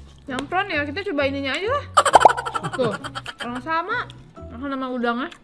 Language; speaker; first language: Indonesian; native; Indonesian